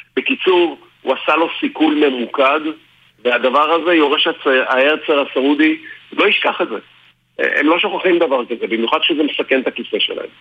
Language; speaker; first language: Hebrew; native; Hebrew